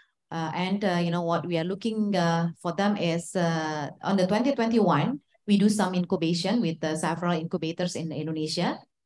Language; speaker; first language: English; non-native, fluent; Indonesian